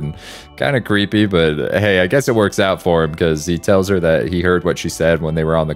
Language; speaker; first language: English; native; English